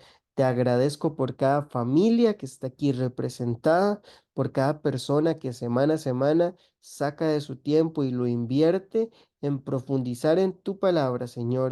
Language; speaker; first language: Spanish; native; Spanish